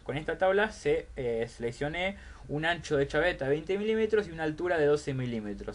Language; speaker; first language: Spanish; native; Spanish